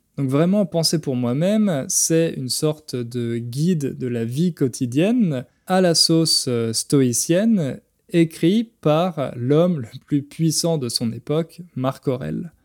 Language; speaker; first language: French; native; French